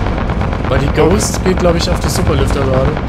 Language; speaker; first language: German; native; German